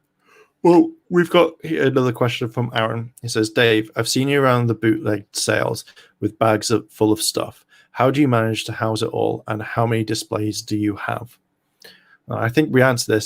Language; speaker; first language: English; native; English